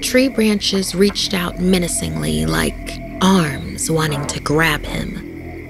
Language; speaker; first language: English; native; English